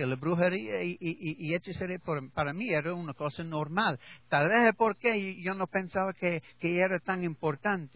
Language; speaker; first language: Spanish; non-native, learner; English